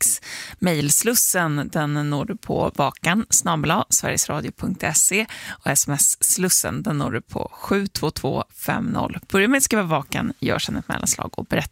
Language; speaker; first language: Swedish; native; Swedish